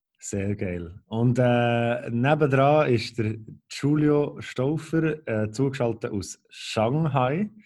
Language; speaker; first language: German; native; German